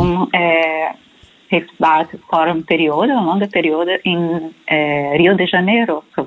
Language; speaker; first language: Dutch; non-native, fluent; Portuguese